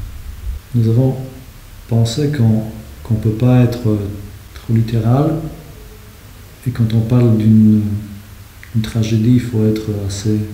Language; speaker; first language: French; non-native, fluent; Polish